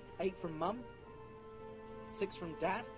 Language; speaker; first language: English; native; English